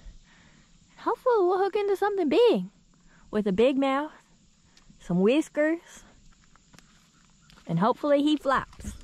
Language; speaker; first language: English; native; English